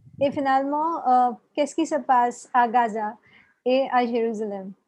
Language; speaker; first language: French; non-native, fluent; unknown